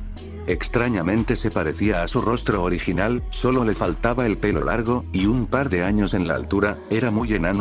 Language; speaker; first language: Spanish; native; Spanish